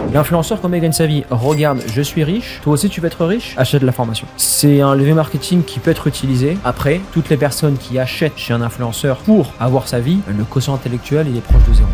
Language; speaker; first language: French; native; French